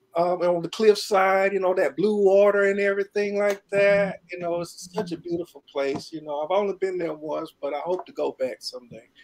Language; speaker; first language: English; native; English